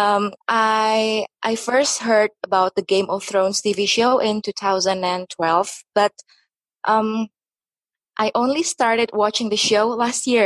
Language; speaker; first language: English; non-native, fluent; Indonesian